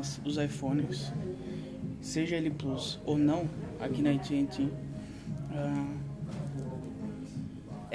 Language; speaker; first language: Portuguese; native; Portuguese